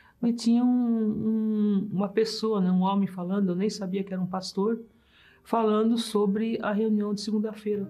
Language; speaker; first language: Portuguese; early bilingual, other home language; German